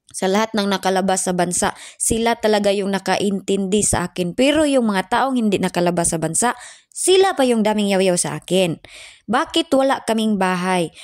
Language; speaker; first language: Filipino; non-native, local second language; Cebuano